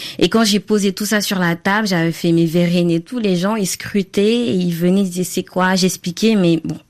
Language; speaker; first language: French; non-native, local second language; Wolof